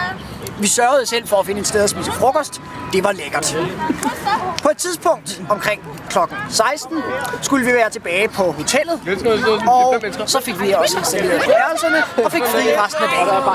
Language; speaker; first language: Danish; native; Danish